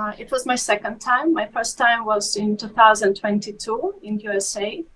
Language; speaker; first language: English; non-native, fluent; Ukrainian